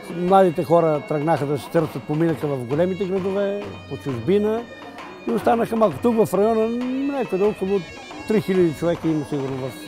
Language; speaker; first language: Bulgarian; native; Bulgarian